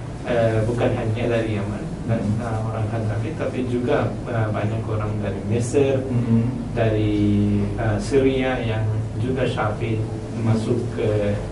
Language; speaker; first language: Indonesian; non-native, learner; Malayalam